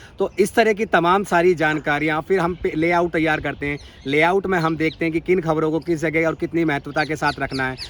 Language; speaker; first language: Hindi; native; Hindi